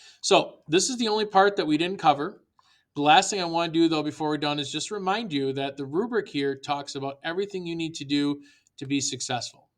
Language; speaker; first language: English; native; English